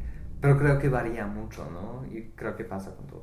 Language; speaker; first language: Spanish; non-native, fluent; English